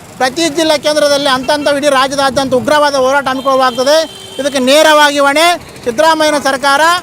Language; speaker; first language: Kannada; native; Kannada